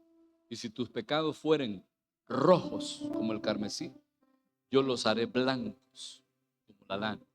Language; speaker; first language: Spanish; native; Spanish